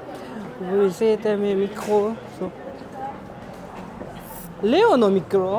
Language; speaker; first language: French; non-native, learner; Japanese